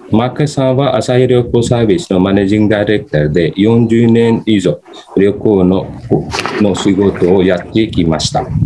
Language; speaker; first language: Japanese; non-native, fluent; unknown